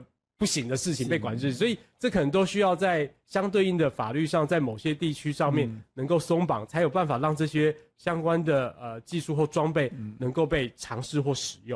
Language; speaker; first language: Chinese; native; Chinese